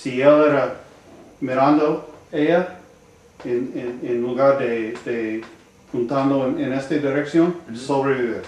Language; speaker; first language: Spanish; non-native, learner; English